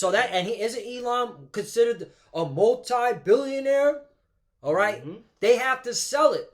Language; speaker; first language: English; native; English